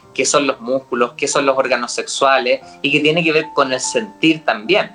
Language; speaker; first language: Spanish; native; Spanish